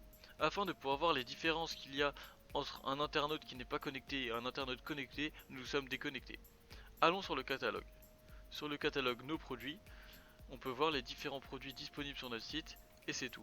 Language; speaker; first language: French; native; French